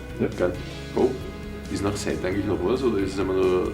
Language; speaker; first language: German; native; German